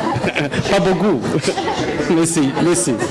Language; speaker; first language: French; non-native, learner; Chinese